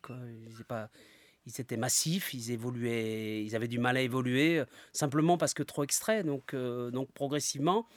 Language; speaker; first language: French; native; French